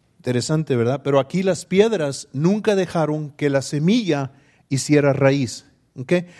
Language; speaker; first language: Spanish; early bilingual, heritage; English